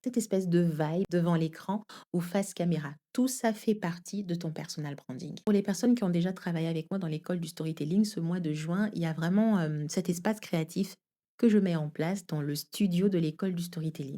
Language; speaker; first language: French; native; French